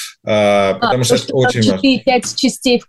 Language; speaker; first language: Russian; native; Russian